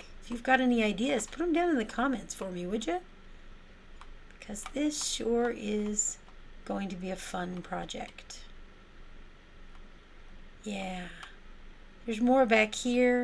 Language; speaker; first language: English; native; English